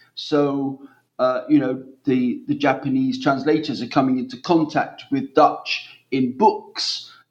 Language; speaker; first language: English; native; English